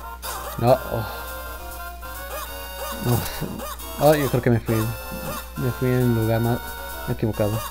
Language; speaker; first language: Spanish; early bilingual, heritage; Spanish